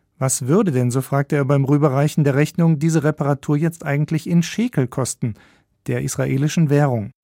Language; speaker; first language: German; native; German